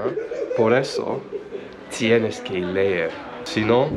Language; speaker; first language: Spanish; non-native, learner; English